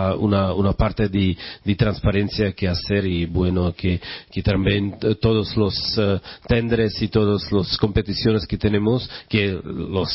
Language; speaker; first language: Spanish; non-native, learner; Czech